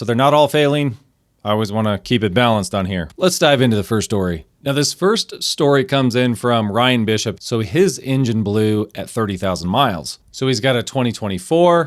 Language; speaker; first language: English; native; English